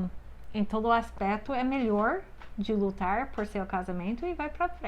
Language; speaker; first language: Portuguese; non-native, fluent; English